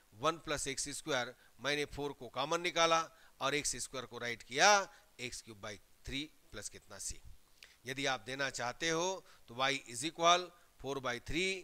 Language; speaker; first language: Hindi; native; Hindi